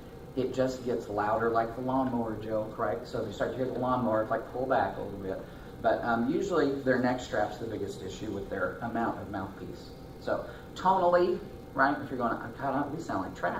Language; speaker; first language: English; native; English